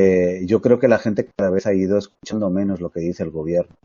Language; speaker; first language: Spanish; native; Spanish